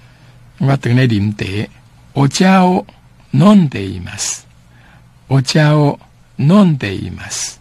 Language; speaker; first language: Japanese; non-native, fluent; Min Nan Chinese